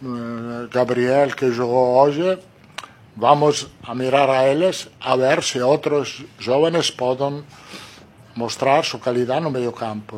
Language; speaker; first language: Portuguese; non-native, learner; Italian